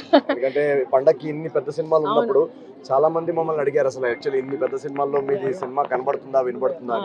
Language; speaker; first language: Telugu; native; Telugu